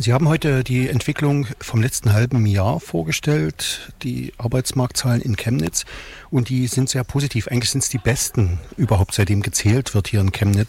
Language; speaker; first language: German; native; German